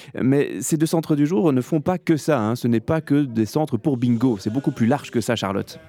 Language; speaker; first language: French; native; French